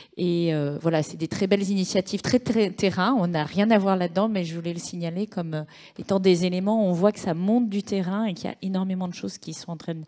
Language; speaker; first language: French; native; French